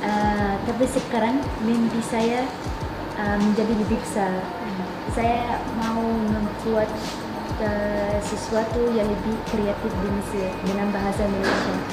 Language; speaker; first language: Indonesian; non-native, learner; Arabic